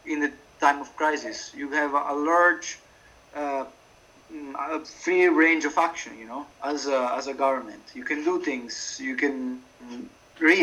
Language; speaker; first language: English; non-native, fluent; Italian